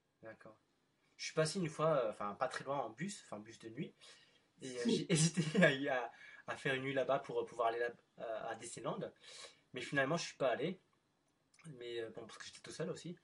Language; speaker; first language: French; non-native, fluent; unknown